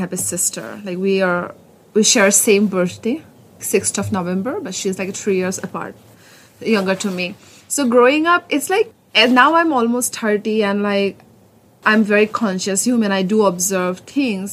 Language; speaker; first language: English; non-native, local second language; Assamese